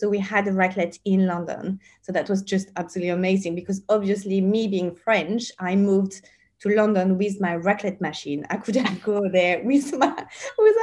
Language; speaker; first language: English; non-native, fluent; French